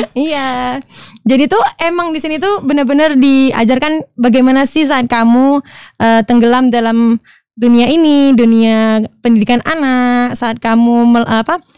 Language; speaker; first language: Indonesian; native; Indonesian